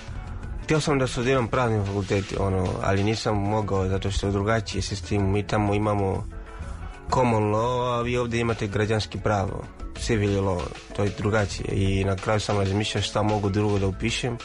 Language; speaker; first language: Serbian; non-native, fluent; Swahili